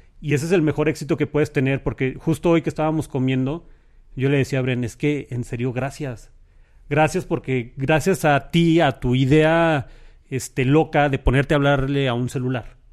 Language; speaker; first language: Spanish; native; Spanish